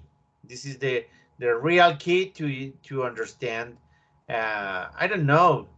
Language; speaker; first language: English; non-native, learner; Spanish